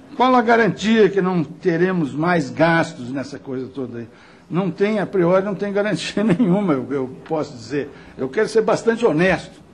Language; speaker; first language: Portuguese; native; Portuguese